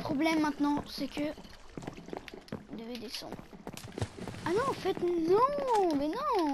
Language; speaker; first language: French; native; French